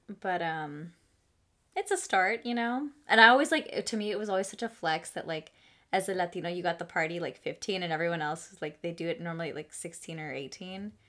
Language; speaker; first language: English; early bilingual, other home language; Spanish